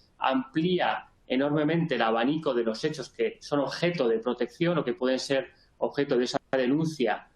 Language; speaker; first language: Spanish; native; Spanish